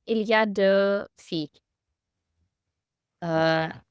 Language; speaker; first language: French; non-native, learner; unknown